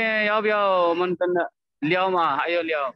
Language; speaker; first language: Chinese; non-native, learner; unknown